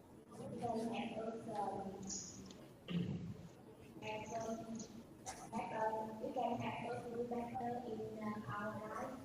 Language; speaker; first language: English; non-native, learner; Vietnamese